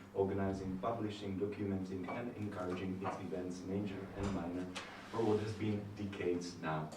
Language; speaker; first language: English; non-native, fluent; Slovak